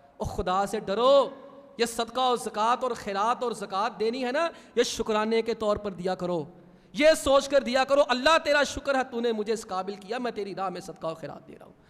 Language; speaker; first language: Urdu; non-native, local second language; Punjabi